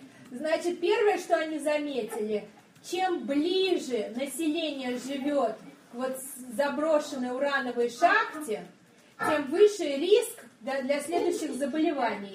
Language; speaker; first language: Russian; native; Russian